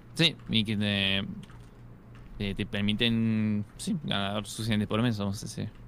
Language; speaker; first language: Spanish; non-native, fluent; French